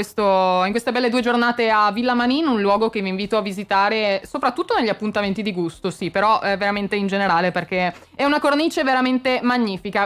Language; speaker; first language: Italian; native; Italian